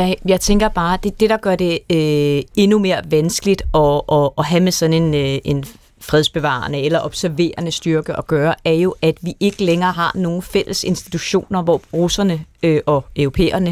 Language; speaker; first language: Danish; native; Danish